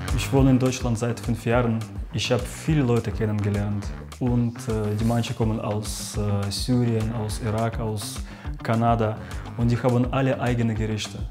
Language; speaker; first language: German; non-native, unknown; Russian